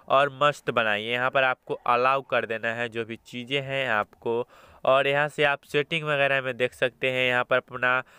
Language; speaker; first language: Hindi; native; Hindi